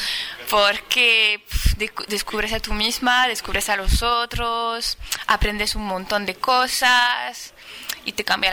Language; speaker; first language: Spanish; non-native, fluent; French